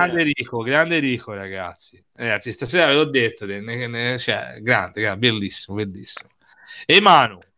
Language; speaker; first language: Italian; native; Italian